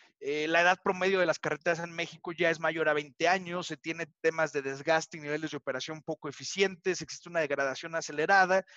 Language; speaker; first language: Spanish; native; Spanish